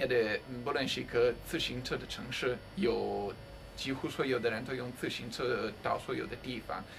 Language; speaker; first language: Chinese; non-native, fluent; Italian